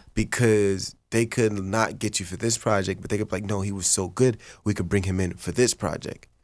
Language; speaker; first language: English; non-native, fluent; Haitian Creole